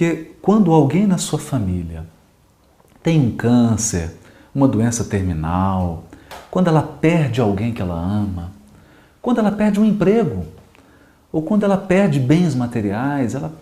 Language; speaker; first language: Portuguese; native; Portuguese